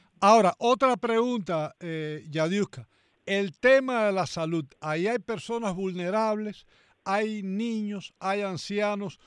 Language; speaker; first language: Spanish; native; Spanish